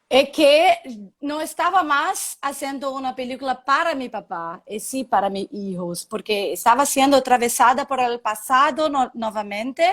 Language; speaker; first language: Spanish; non-native, learner; Portuguese